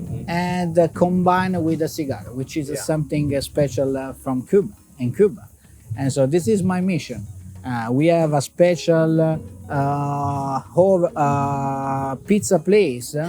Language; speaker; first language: English; non-native, fluent; Italian